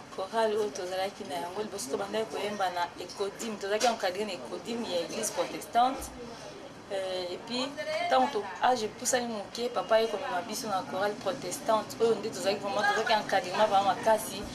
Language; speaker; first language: Lingala; native; Lingala